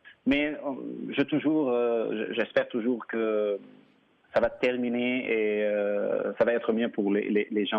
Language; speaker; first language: French; non-native, fluent; Arabic